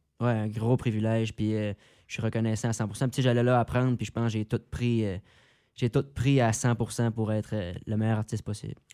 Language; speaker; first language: French; native; French